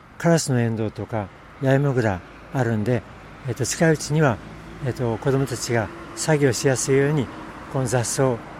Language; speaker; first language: Japanese; native; Japanese